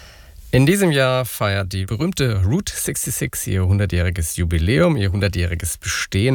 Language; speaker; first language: German; native; German